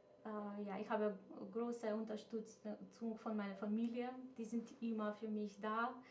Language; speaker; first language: German; non-native, fluent; Macedonian